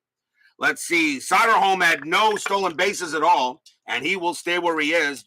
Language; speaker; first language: English; native; English